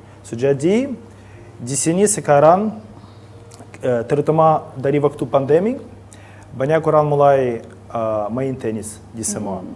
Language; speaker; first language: Indonesian; non-native, learner; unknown